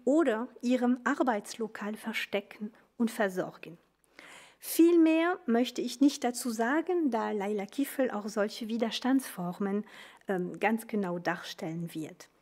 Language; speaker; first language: German; non-native, fluent; French